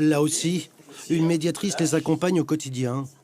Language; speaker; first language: French; native; French